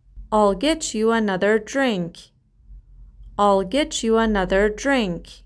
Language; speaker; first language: English; non-native, fluent; Persian